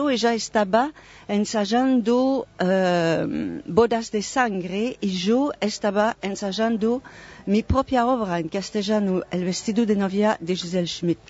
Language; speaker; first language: Spanish; non-native, fluent; French